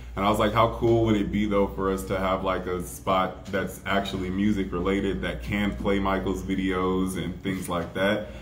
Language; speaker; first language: English; native; English